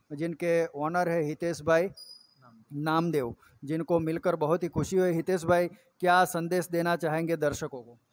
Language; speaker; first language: Hindi; non-native, local second language; Gujarati